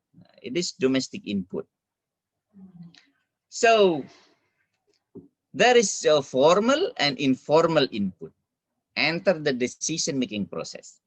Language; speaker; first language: English; non-native, fluent; Indonesian